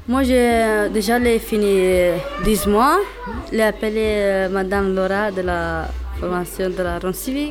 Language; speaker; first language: French; non-native, learner; Romanian